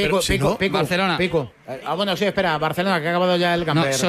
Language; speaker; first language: Spanish; native; Spanish